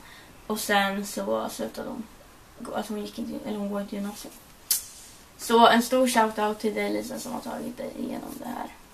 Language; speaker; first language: Swedish; native; Swedish